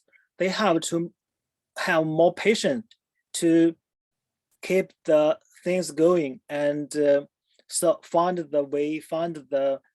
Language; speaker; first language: English; non-native, fluent; Chinese